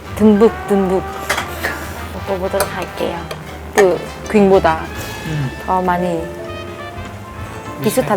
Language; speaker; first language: Korean; non-native, fluent; Vietnamese